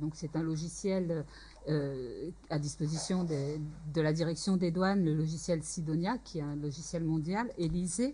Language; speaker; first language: French; native; French